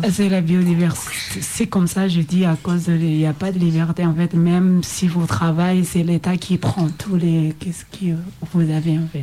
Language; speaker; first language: French; non-native, learner; Oromo